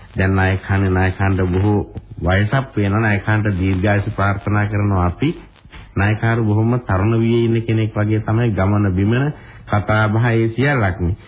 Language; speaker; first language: Sinhala; native; Sinhala